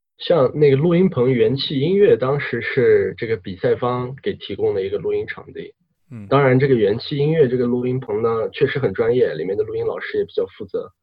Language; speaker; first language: Chinese; native; Chinese